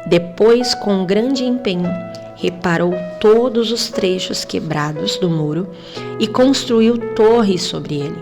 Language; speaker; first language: Portuguese; native; Portuguese